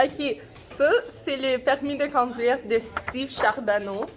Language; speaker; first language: French; non-native, local second language; English